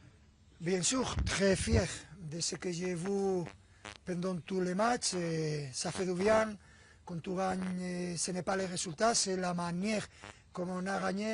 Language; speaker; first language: French; non-native, fluent; Spanish